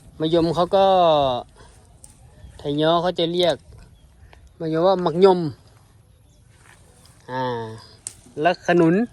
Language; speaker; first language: Thai; non-native, local second language; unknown